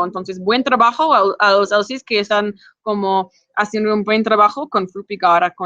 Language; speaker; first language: Spanish; non-native, fluent; English